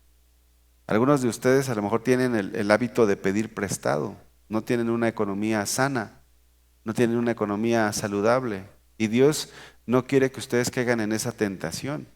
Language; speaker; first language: Spanish; native; Spanish